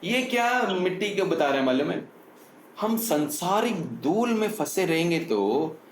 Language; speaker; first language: Hindi; non-native, local second language; Tamil